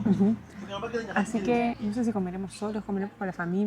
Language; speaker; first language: Spanish; native; Spanish